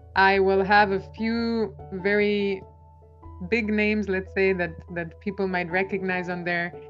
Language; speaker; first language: English; non-native, fluent; Albanian